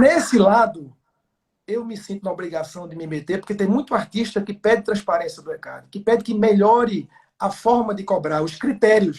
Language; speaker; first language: Portuguese; native; Portuguese